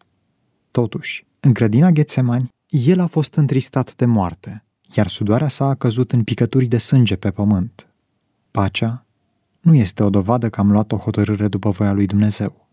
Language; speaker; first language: Romanian; native; Romanian